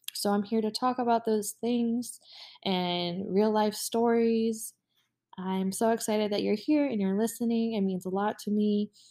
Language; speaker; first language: English; native; English